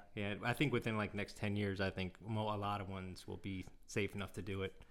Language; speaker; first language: English; non-native, fluent; Korean